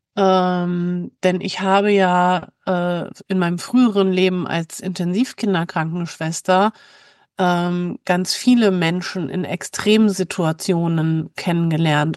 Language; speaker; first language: German; native; German